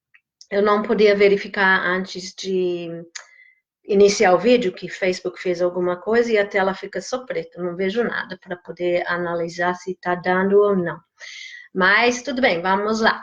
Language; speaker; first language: Portuguese; non-native, fluent; English